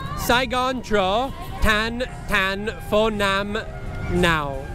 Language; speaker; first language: Vietnamese; non-native, learner; English